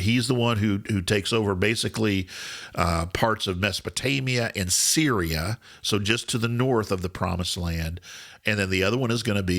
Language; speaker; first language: English; native; English